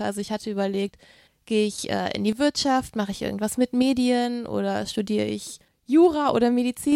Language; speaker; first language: German; native; German